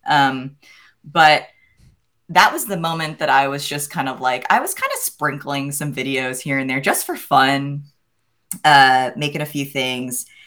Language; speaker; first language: English; native; English